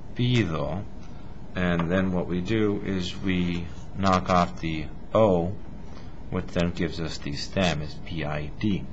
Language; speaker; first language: English; native; English